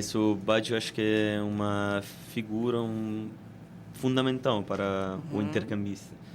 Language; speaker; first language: Portuguese; non-native, fluent; Italian